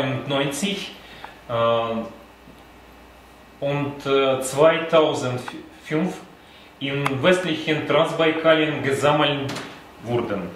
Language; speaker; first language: German; non-native, learner; Russian